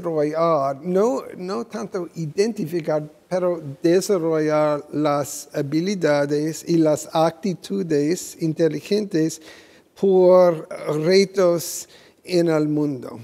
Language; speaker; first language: Spanish; non-native, fluent; English